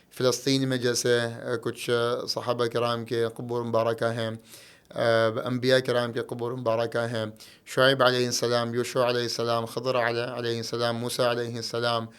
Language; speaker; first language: Urdu; early bilingual, heritage; Arabic